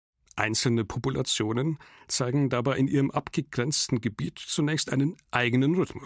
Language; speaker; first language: German; native; German